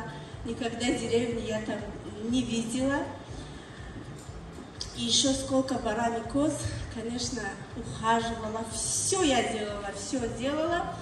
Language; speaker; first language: Russian; non-native, learner; Tajik